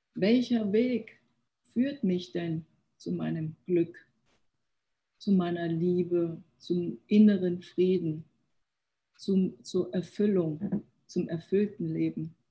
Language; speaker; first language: German; early bilingual, other home language; Korean